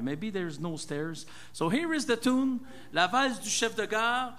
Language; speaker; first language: English; non-native, fluent; French